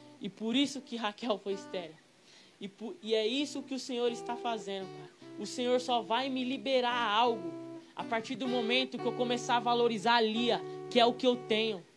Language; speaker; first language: Portuguese; native; Portuguese